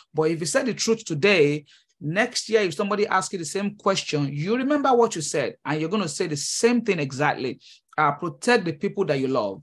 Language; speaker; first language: English; non-native, local second language; Yoruba